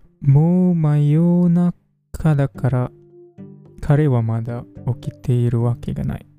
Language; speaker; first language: Japanese; non-native, fluent; English